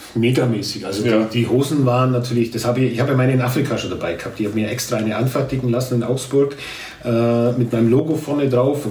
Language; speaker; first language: German; native; German